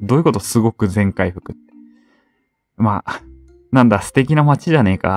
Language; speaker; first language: Japanese; native; Japanese